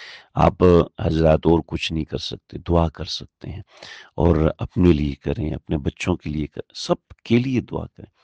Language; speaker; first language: Urdu; native; Urdu